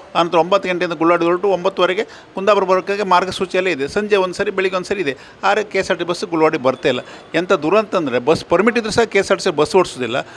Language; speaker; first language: Kannada; native; Kannada